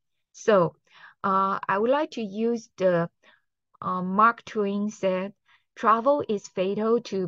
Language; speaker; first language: English; non-native, fluent; Chinese